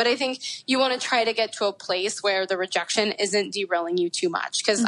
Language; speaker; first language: English; native; English